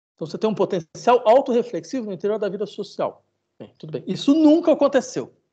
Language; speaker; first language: Portuguese; native; Portuguese